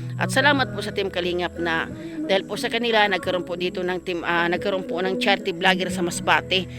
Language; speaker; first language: Filipino; non-native, local second language; Masbatenyo